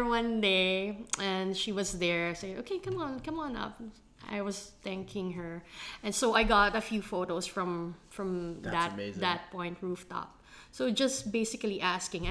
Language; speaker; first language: English; non-native, local second language; Filipino